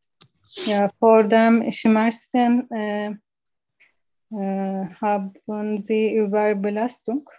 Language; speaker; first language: German; non-native, learner; Turkish